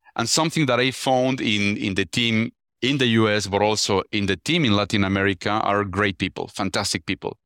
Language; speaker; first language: English; non-native, fluent; Spanish